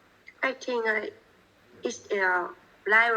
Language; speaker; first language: English; non-native, learner; Vietnamese